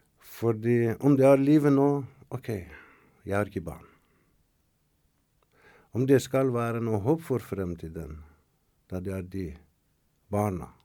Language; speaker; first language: Norwegian; non-native, fluent; Persian